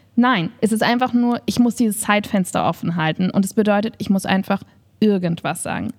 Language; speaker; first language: German; native; German